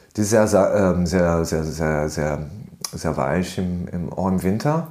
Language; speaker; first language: German; non-native, fluent; French